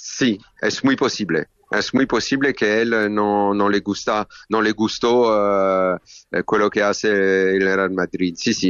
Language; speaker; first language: Spanish; non-native, learner; French